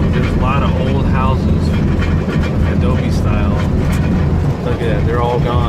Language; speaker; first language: English; native; English